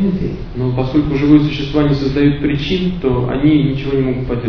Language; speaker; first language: Russian; native; Russian